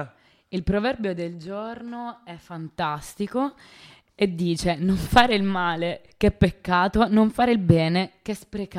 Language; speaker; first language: Italian; native; Italian